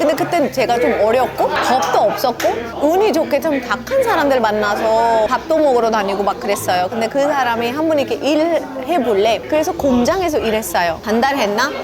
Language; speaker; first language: Korean; non-native, fluent; Hindi